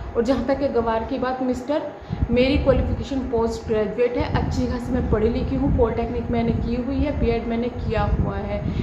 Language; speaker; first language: Hindi; native; Hindi